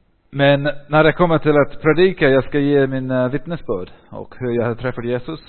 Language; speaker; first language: Swedish; non-native, learner; English